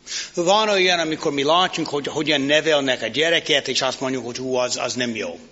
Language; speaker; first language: Hungarian; non-native, fluent; English